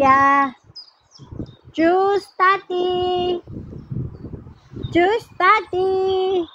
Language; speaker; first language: German; non-native, learner; Cebuano